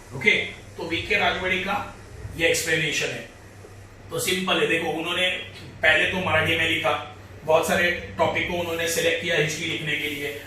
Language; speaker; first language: Hindi; non-native, local second language; Marathi